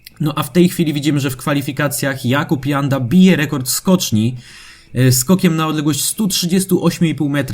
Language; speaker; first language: Polish; native; Polish